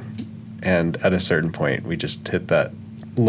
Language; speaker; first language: English; native; English